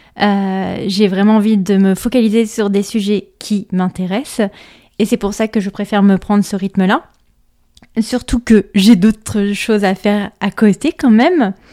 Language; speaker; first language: French; native; French